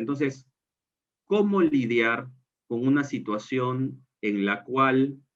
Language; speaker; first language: Spanish; native; Spanish